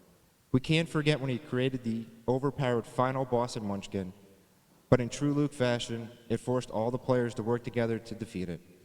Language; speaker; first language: English; native; English